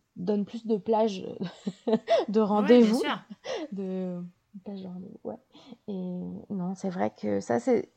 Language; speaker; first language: French; native; French